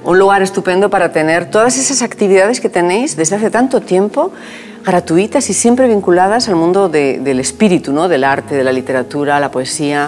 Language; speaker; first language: Spanish; native; Spanish